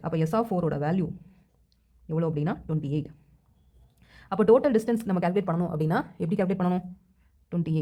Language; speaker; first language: Tamil; native; Tamil